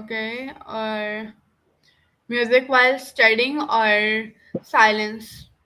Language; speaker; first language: English; non-native, local second language; Urdu